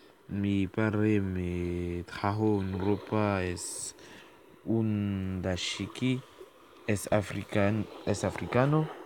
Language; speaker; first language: Spanish; non-native, learner; French